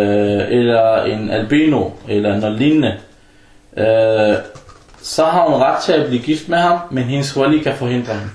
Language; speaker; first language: Danish; early bilingual, other home language; Arabic